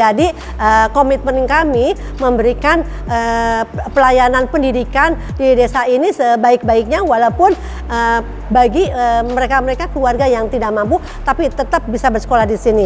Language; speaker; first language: Indonesian; native; Indonesian